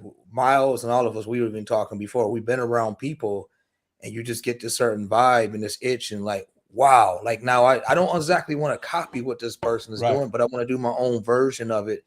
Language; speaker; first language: English; native; English